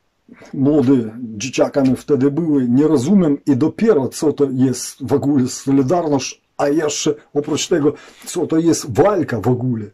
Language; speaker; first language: Polish; non-native, fluent; Ukrainian